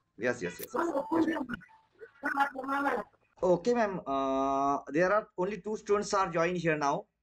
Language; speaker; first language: English; non-native, learner; Marathi